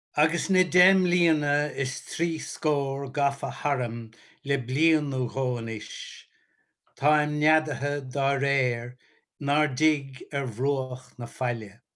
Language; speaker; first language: Irish; native; Irish